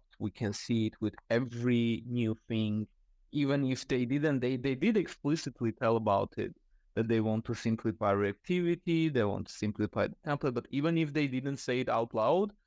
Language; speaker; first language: English; non-native, fluent; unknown